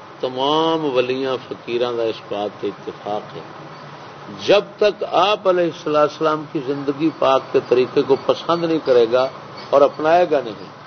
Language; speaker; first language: Urdu; non-native, local second language; Saraiki